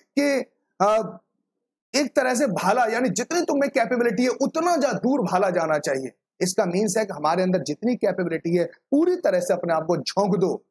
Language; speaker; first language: Hindi; native; Hindi